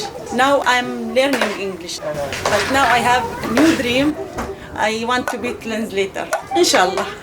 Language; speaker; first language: English; non-native, learner; Arabic